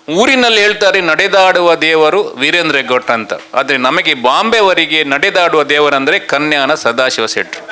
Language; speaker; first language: Kannada; non-native, local second language; Tulu